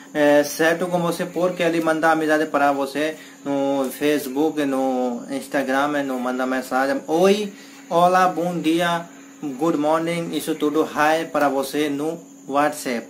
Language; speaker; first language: Portuguese; non-native, learner; Hindi